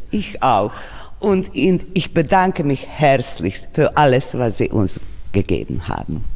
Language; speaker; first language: German; non-native, fluent; Serbian